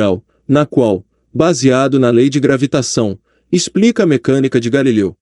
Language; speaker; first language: Portuguese; native; Portuguese